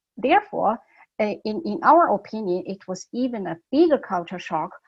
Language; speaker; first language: English; non-native, fluent; Chinese